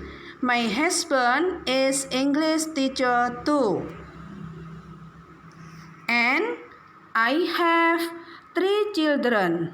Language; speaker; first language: English; non-native, learner; Indonesian